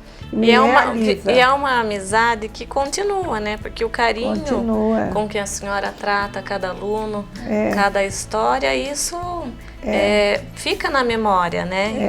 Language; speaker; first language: Portuguese; native; Portuguese